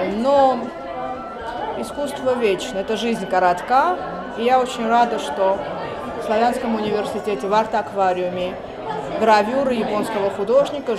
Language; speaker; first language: Russian; native; Russian